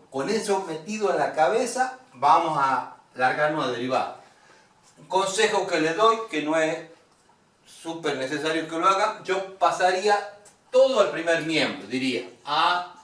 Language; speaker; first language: Spanish; native; Spanish